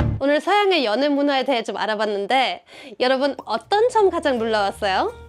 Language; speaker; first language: Korean; non-native, fluent; German